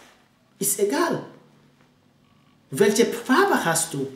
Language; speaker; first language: German; non-native, learner; French